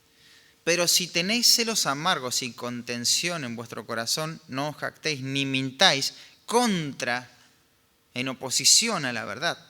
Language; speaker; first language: Spanish; native; Spanish